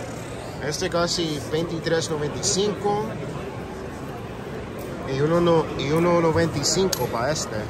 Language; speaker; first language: Spanish; early bilingual, heritage; English